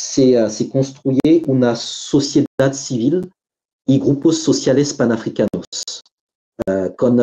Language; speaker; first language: Spanish; non-native, fluent; French